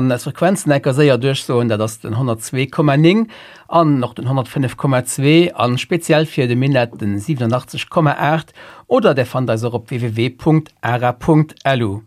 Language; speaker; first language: Luxembourgish; native; Luxembourgish